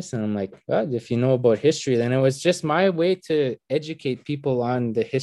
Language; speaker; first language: English; native; English